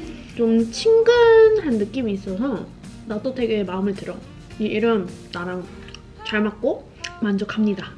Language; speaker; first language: Korean; non-native, fluent; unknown